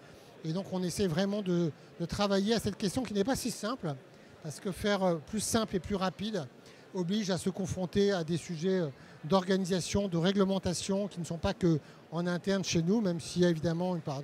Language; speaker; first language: French; native; French